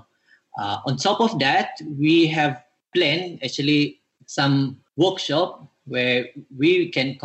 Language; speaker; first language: English; non-native, local second language; Malay